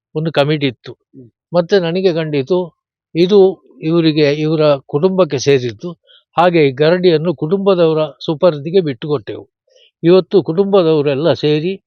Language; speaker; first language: Kannada; non-native, local second language; Tulu